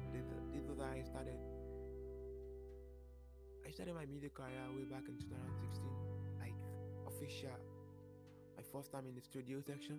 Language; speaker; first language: English; non-native, local second language; Yoruba